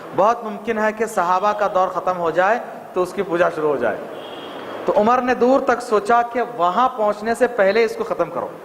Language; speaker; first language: Urdu; native; Urdu